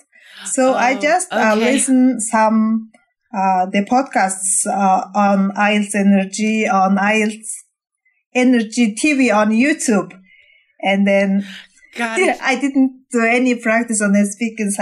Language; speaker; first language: English; non-native, fluent; Mongolian